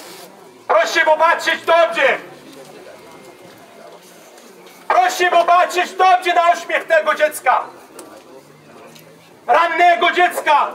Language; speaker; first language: Polish; non-native, fluent; Arabic